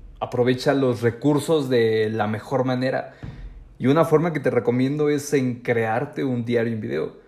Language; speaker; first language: Spanish; native; Spanish